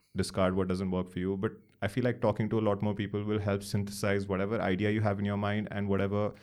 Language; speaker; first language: English; non-native, local second language; Hindi